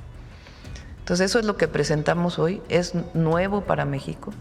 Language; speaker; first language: Spanish; native; Spanish